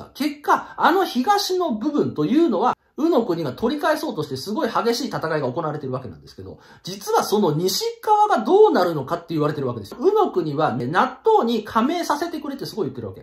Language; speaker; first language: Japanese; native; Japanese